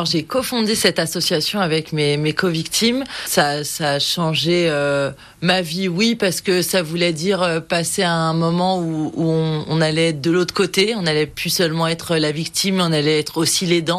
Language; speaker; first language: French; native; French